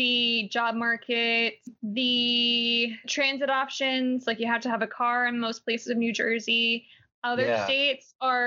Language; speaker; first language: English; native; English